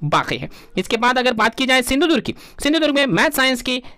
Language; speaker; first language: Hindi; non-native, local second language; Urdu